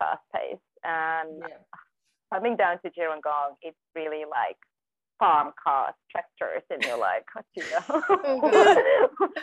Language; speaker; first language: English; non-native, fluent; German